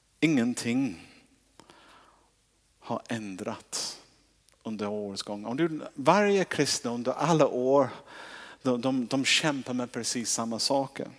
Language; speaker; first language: Swedish; non-native, fluent; English